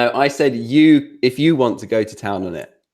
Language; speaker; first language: English; native; English